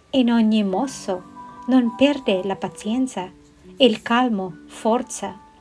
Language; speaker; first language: Italian; non-native, learner; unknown